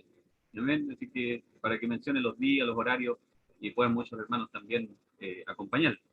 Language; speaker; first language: Spanish; native; Spanish